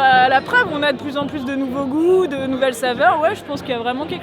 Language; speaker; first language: French; native; French